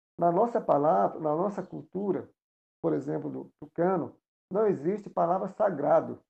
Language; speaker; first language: Portuguese; non-native, local second language; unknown